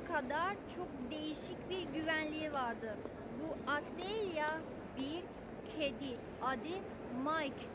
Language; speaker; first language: Turkish; non-native, fluent; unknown